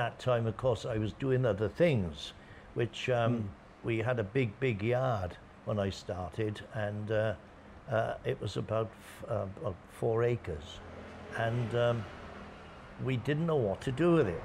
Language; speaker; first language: English; native; English